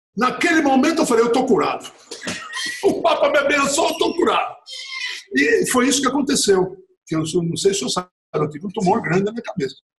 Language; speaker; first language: Portuguese; native; Portuguese